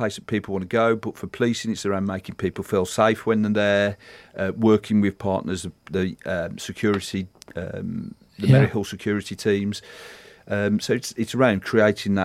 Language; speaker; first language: English; native; English